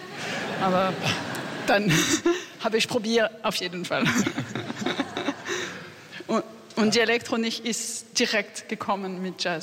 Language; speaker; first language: German; non-native, fluent; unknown